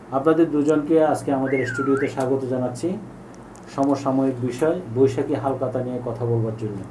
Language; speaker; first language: Bangla; native; Bangla